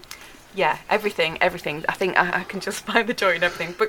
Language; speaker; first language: English; native; English